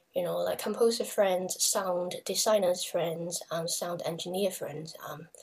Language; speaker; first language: English; non-native, local second language; Cantonese